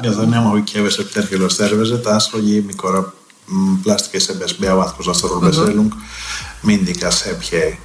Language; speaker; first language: Hungarian; non-native, fluent; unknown